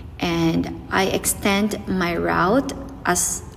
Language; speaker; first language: English; non-native, local second language; Filipino